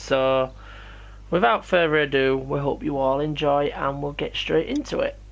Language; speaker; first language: English; native; English